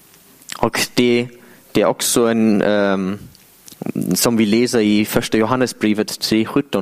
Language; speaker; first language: Swedish; non-native, fluent; English